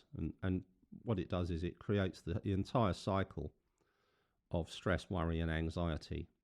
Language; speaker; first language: English; native; English